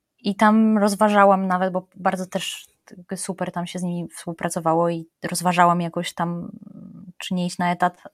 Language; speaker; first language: Polish; native; Polish